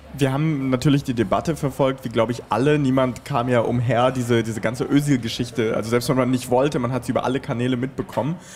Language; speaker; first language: German; early bilingual, other home language; Russian